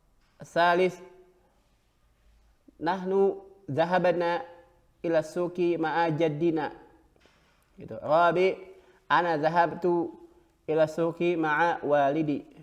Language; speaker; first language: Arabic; non-native, fluent; Indonesian